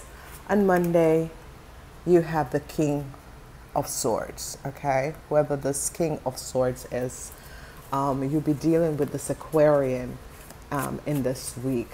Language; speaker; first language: English; non-native, fluent; Dutch